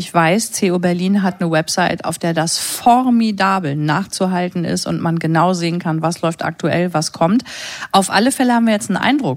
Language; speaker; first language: German; native; German